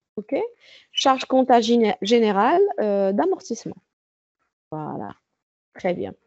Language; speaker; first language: French; non-native, local second language; Arabic